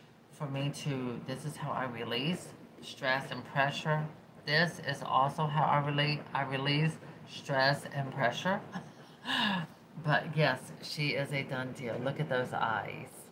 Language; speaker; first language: English; early bilingual, other home language; Spanish